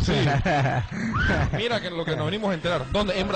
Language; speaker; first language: Spanish; native; Spanish